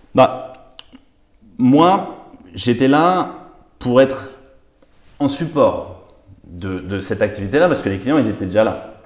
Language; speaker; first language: French; native; French